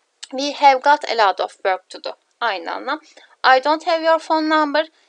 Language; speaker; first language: English; non-native, fluent; Turkish